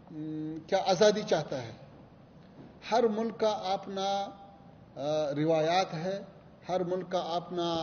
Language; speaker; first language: Hindi; non-native, learner; Pashto